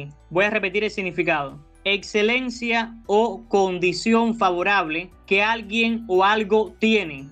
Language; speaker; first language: Spanish; native; Spanish